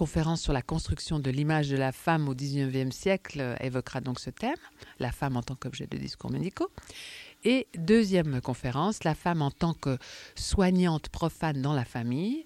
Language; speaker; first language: French; native; French